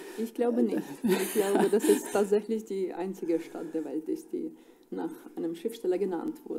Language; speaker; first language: German; non-native, fluent; Ukrainian